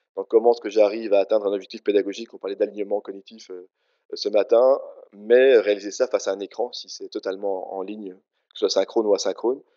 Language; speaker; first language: French; native; French